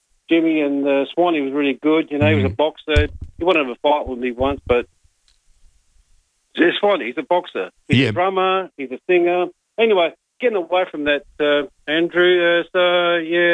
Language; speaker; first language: English; native; English